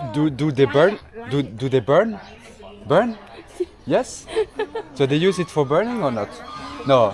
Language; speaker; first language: English; non-native, fluent; French